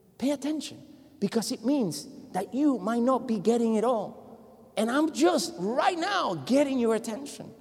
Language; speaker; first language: English; non-native, fluent; Spanish